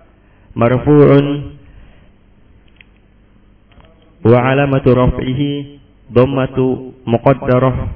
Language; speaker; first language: Arabic; non-native, learner; Indonesian